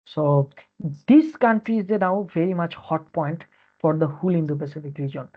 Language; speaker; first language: English; non-native, local second language; Bangla